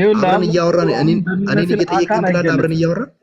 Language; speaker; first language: Amharic; native; Amharic